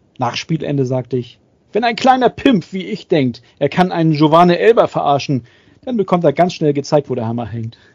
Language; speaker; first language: German; native; German